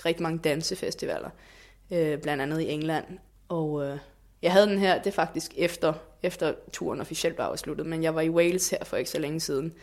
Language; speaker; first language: Danish; native; Danish